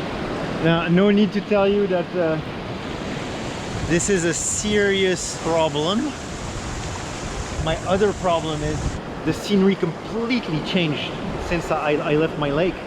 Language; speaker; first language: English; non-native, local second language; French